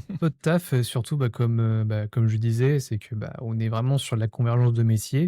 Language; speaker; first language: French; native; French